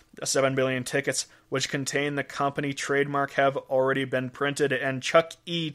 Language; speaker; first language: English; native; English